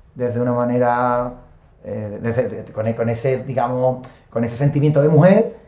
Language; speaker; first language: Spanish; native; Spanish